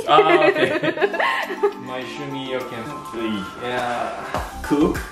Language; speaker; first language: English; non-native, learner; Korean